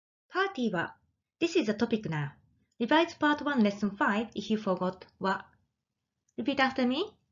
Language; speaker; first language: English; non-native, fluent; Japanese